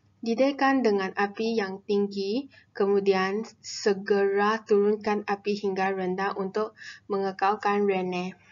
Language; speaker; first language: Malay; non-native, local second language; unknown